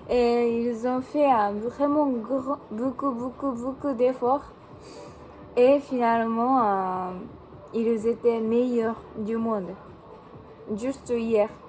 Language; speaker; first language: French; non-native, learner; Japanese